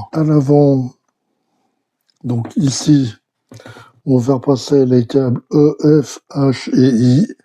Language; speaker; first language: French; native; French